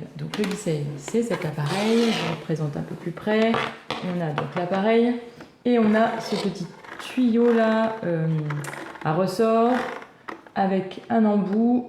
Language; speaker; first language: French; native; French